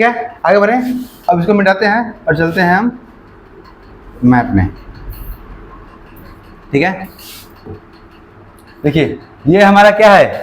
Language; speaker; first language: Hindi; native; Hindi